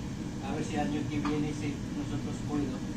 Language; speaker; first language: Spanish; non-native, learner; Filipino